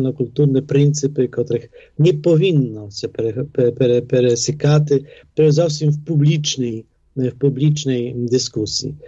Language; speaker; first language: Polish; non-native, fluent; Ukrainian